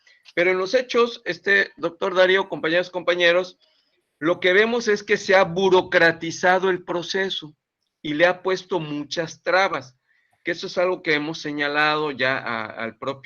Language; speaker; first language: Spanish; native; Spanish